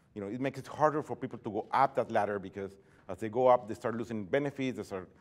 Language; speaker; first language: English; non-native, fluent; Spanish